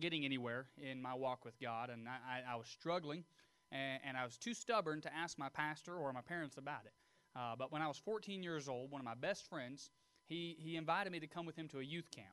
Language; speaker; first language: English; native; English